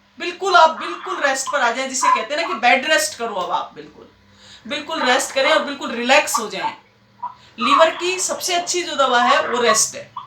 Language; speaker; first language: Hindi; native; Hindi